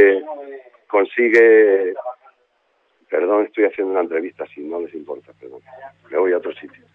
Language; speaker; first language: Spanish; native; Spanish